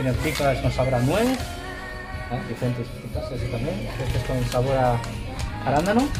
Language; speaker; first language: Spanish; non-native, fluent; Chinese